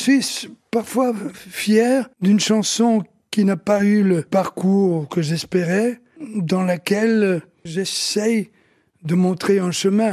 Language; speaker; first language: French; early bilingual, other home language; Italian